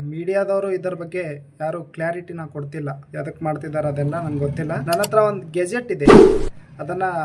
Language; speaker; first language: Kannada; non-native, local second language; Lambadi